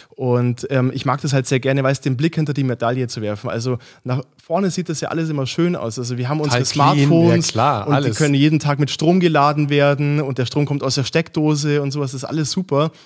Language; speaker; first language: German; native; German